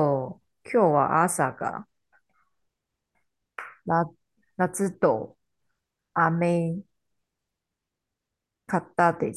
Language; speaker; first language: Japanese; non-native, learner; Chinese